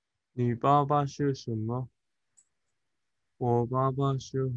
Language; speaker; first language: Chinese; non-native, learner; Korean